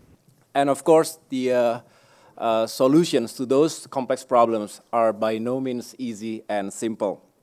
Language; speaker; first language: English; non-native, fluent; Indonesian